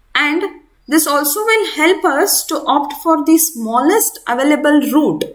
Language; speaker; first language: English; non-native, local second language; Kannada